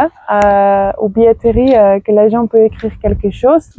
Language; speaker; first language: French; non-native, fluent; Dutch